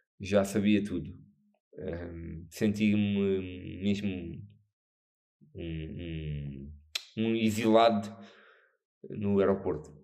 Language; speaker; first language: Portuguese; native; Portuguese